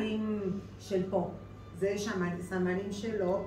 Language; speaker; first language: Hebrew; non-native, learner; Spanish